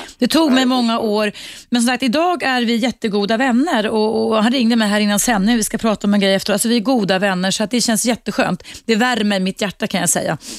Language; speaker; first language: Swedish; native; Swedish